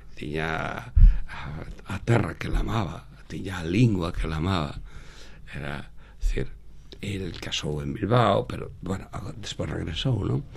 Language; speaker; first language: Galician; native; Galician